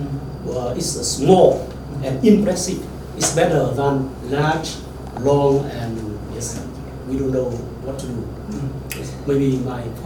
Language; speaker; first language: English; non-native, learner; Vietnamese